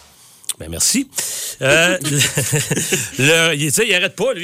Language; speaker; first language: French; native; French